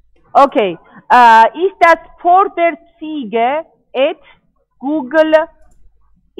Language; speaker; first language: German; non-native, fluent; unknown